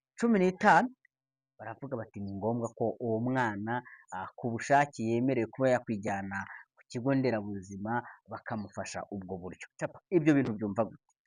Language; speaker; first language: Kinyarwanda; native; Kinyarwanda